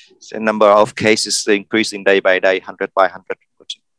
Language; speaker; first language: English; non-native, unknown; Vietnamese